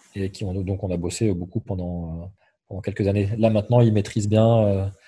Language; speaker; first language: French; native; French